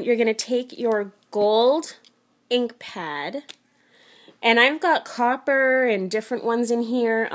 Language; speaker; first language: English; native; English